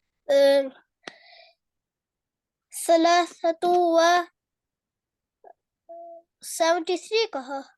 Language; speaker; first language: Arabic; non-native, learner; Urdu